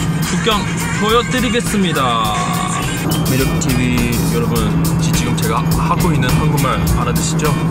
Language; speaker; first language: Korean; non-native, learner; Chinese